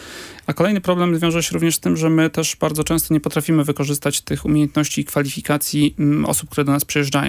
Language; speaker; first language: Polish; native; Polish